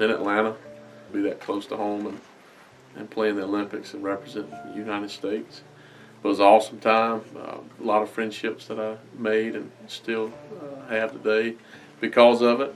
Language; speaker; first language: English; native; English